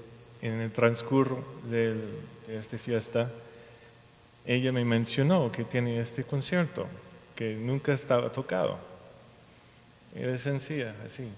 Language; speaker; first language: Spanish; non-native, fluent; English